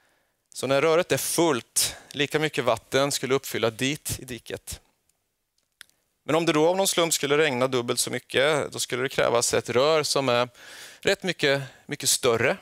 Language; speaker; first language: Swedish; native; Swedish